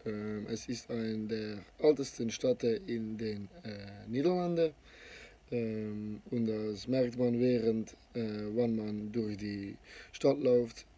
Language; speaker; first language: German; non-native, learner; Dutch